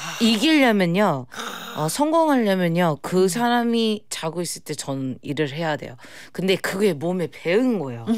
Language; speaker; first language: Korean; early bilingual, heritage; Korean